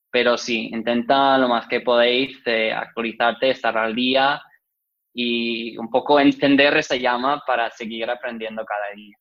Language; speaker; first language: Spanish; non-native, fluent; English